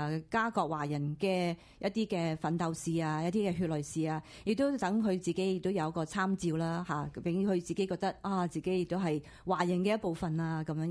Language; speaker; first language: Cantonese; native; Cantonese